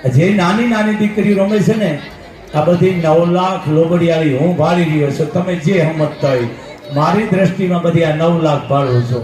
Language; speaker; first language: Gujarati; native; Gujarati